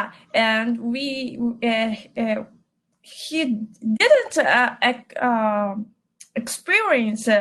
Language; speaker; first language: English; non-native, learner; Portuguese